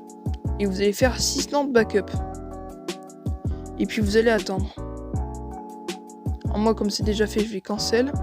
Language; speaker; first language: French; native; French